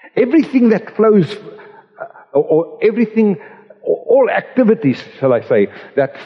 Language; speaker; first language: English; non-native, local second language; Afrikaans